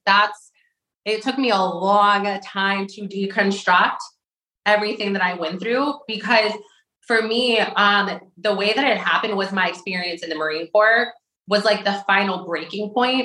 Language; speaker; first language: English; native; English